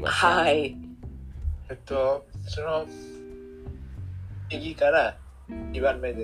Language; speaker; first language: Japanese; non-native, learner; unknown